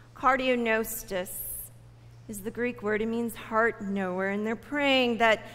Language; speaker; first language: English; native; English